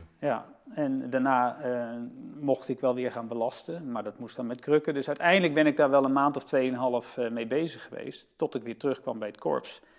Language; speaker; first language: Dutch; native; Dutch